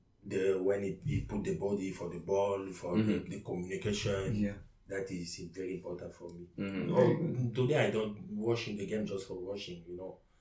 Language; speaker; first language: English; non-native, learner; French